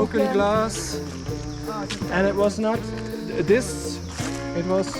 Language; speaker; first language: English; non-native, fluent; Dutch